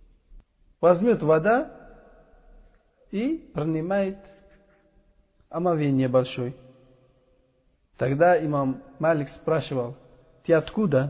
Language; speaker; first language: Russian; non-native, local second language; Uzbek